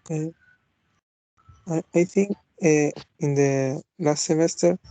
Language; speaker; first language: English; non-native, fluent; Spanish